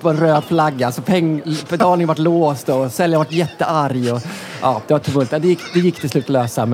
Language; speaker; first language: Swedish; native; Swedish